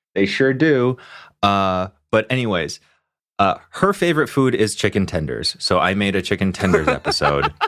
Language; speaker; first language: English; non-native, local second language; Cantonese